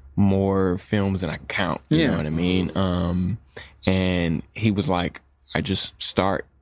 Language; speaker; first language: English; native; English